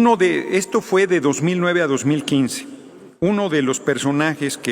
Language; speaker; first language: Spanish; native; Spanish